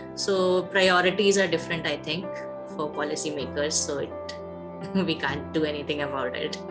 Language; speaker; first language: English; non-native, local second language; Hindi